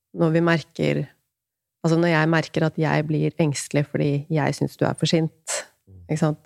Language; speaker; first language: Norwegian; native; Norwegian